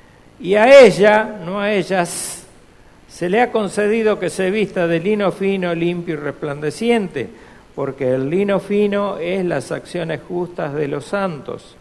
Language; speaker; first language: Spanish; native; Spanish